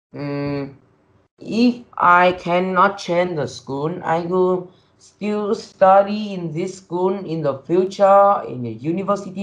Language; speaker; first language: English; non-native, learner; Vietnamese